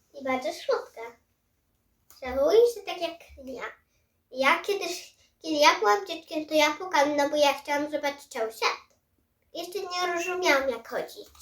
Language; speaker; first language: Polish; early bilingual, heritage; Samoan